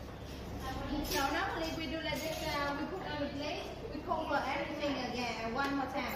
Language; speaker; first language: English; non-native, learner; Vietnamese